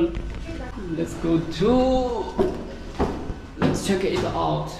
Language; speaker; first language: English; non-native, learner; Chinese